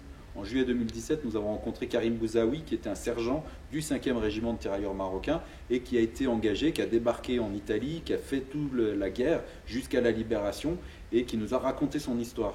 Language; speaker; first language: French; native; French